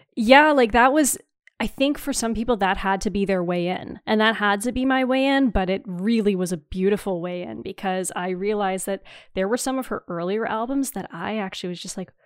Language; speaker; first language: English; native; English